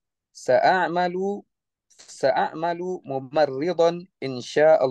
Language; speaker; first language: Arabic; non-native, learner; Indonesian